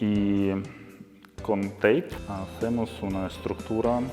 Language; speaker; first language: Spanish; non-native, learner; Russian